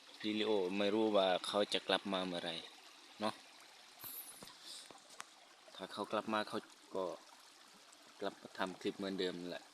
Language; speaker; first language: Thai; non-native, local second language; Lao